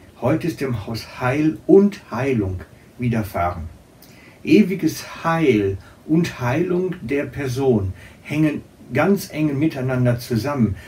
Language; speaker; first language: German; native; German